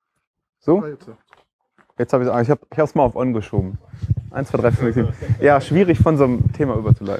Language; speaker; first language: German; native; German